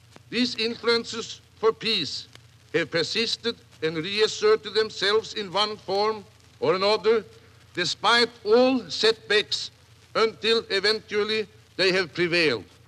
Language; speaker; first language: English; non-native, fluent; Norwegian